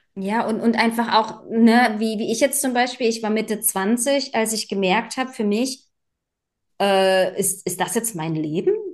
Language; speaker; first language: German; native; German